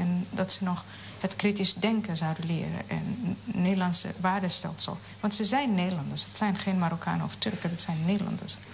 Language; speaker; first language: Dutch; non-native, fluent; Somali